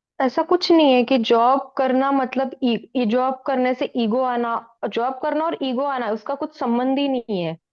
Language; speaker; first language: Hindi; non-native, local second language; Marathi